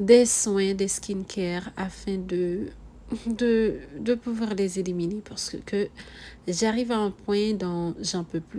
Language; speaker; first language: French; non-native, local second language; Haitian Creole